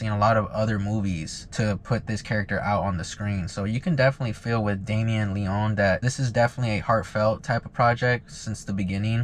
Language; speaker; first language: English; native; English